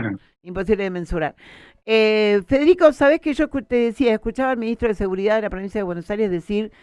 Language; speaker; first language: Spanish; native; Spanish